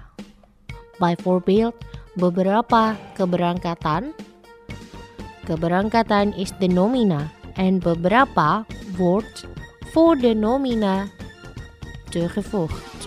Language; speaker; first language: Dutch; non-native, fluent; Indonesian